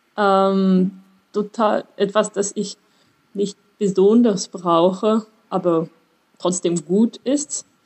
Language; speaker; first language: German; non-native, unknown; French